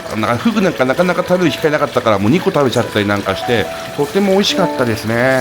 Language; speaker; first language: Japanese; native; Japanese